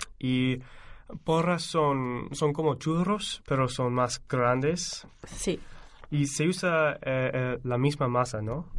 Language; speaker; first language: Spanish; non-native, fluent; English